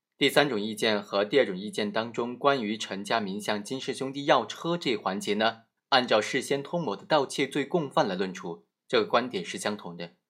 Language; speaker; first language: Chinese; native; Chinese